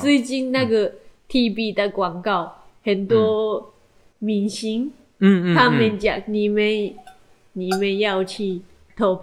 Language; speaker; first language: Chinese; non-native, learner; Japanese